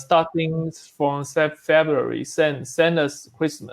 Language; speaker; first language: English; non-native, learner; Chinese